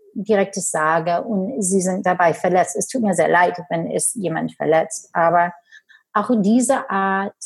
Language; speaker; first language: German; non-native, fluent; English